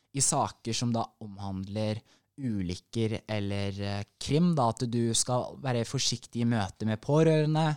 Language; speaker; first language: Norwegian; early bilingual, other home language; Somali